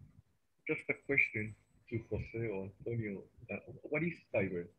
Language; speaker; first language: English; non-native, fluent; Spanish